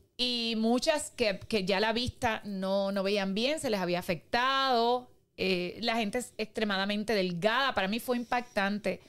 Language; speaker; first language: Spanish; native; Spanish